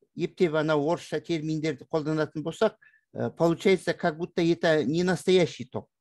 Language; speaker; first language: Russian; non-native, local second language; Kazakh